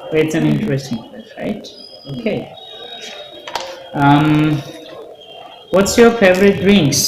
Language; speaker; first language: English; non-native, fluent; Bangla